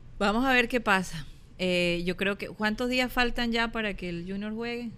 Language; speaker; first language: Spanish; native; Spanish